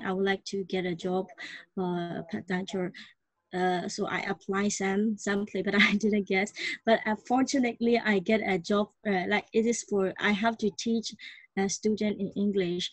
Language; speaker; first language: English; non-native, learner; Burmese